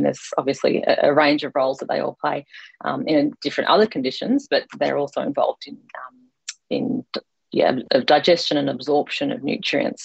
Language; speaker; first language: English; native; English